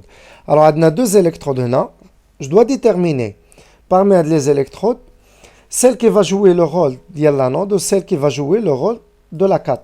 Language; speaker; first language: French; non-native, local second language; Arabic